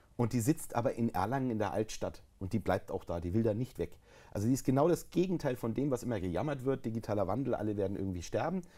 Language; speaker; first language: German; native; German